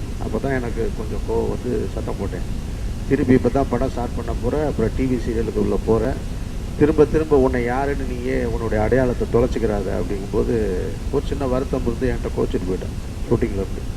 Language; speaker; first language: Tamil; native; Tamil